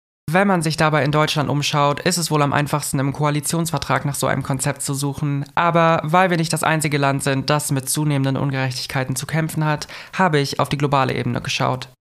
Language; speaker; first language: German; native; German